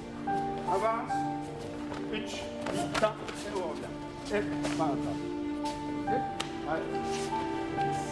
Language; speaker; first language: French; non-native, learner; Japanese